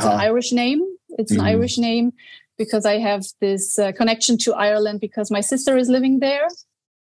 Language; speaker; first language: English; non-native, fluent; German